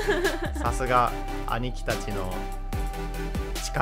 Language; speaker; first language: Japanese; native; Japanese